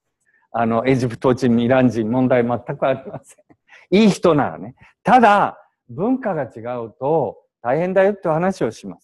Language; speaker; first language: Japanese; native; Japanese